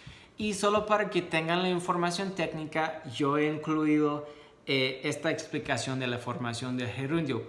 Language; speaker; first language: Spanish; non-native, fluent; English